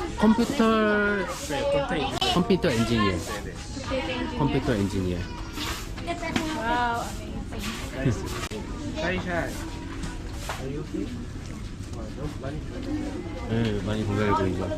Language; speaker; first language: English; non-native, learner; Korean